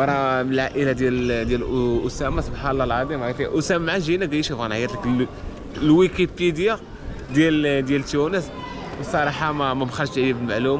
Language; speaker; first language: Arabic; native; Arabic